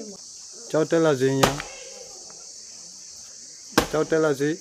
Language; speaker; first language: Vietnamese; non-native, learner; Portuguese